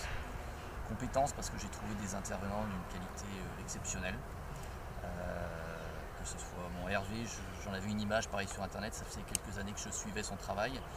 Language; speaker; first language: French; native; French